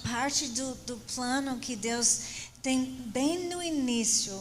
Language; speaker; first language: Portuguese; non-native, fluent; English